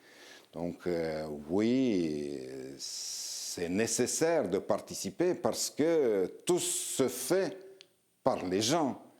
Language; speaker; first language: French; non-native, fluent; Romanian